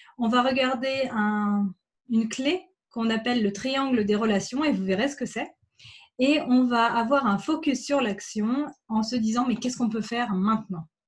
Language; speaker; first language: French; native; French